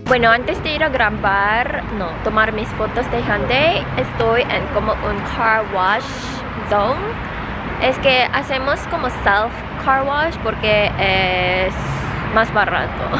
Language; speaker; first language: Spanish; non-native, learner; Korean